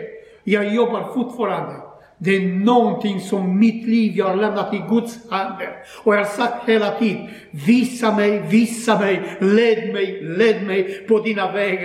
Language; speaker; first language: Swedish; non-native, learner; Croatian